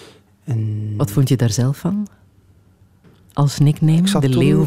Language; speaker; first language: Dutch; native; Dutch